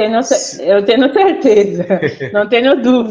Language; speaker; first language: Portuguese; non-native, fluent; Haitian Creole